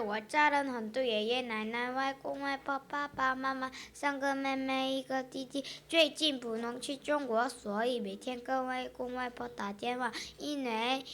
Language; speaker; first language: Chinese; early bilingual, heritage; Chinese